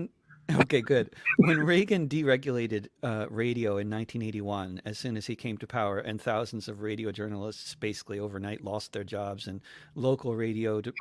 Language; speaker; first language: English; native; English